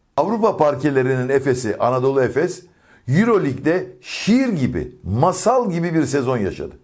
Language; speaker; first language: Turkish; native; Turkish